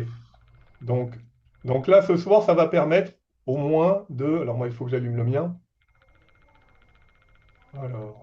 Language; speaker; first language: French; native; French